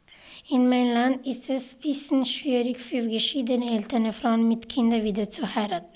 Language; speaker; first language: German; early bilingual, other home language; Bangla